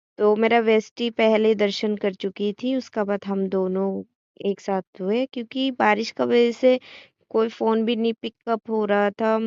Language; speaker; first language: Hindi; non-native, local second language; Assamese